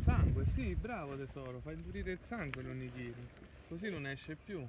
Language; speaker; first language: Italian; native; Italian